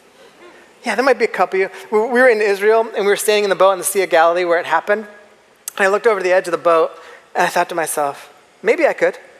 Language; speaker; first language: English; native; English